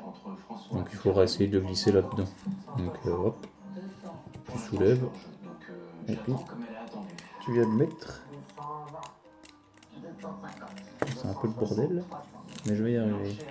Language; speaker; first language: French; native; French